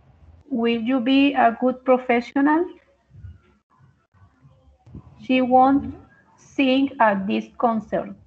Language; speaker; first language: English; non-native, learner; Spanish